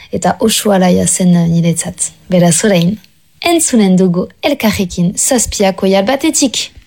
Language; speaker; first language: Basque; non-native, local second language; French